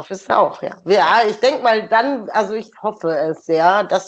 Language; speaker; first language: German; native; German